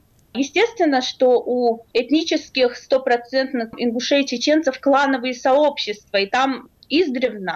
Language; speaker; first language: Russian; native; Russian